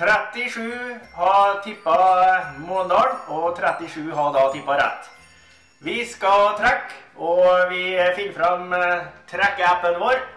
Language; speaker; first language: Norwegian; native; Norwegian